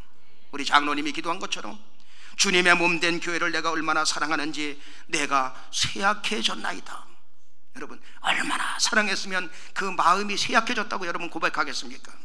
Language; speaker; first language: Korean; native; Korean